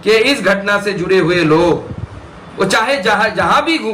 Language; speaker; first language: Hindi; non-native, local second language; Bangla